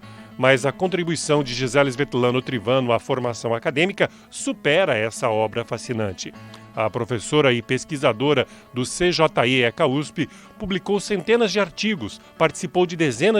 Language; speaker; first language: Portuguese; native; Portuguese